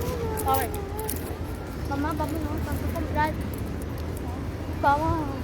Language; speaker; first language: Spanish; early bilingual, other home language; Filipino